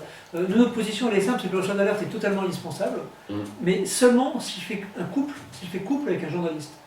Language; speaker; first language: French; native; French